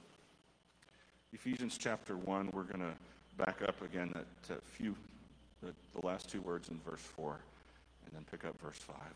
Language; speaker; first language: English; native; English